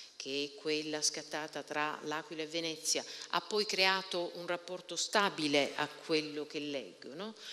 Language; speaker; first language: Italian; native; Italian